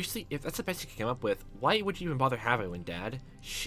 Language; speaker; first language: English; native; English